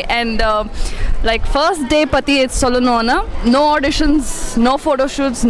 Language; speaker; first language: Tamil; non-native, fluent; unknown